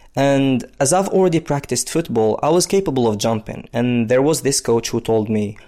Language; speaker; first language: English; non-native, fluent; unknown